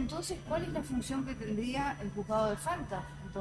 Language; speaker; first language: Spanish; native; Spanish